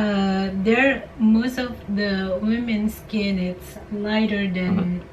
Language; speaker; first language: English; non-native, fluent; Indonesian